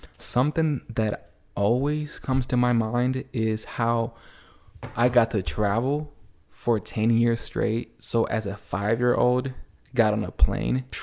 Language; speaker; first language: English; early bilingual, other home language; Spanish